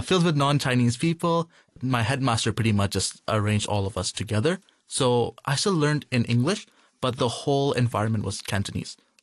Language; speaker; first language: English; non-native, local second language; Urdu